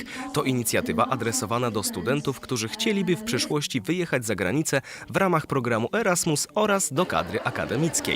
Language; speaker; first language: Polish; native; Polish